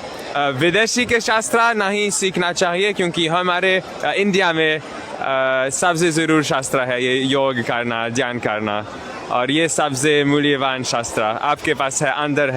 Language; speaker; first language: Hindi; non-native, learner; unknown